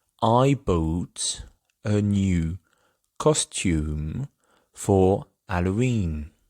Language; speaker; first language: English; non-native, fluent; French